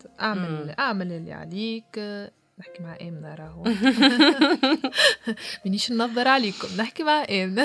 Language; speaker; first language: Arabic; native; Arabic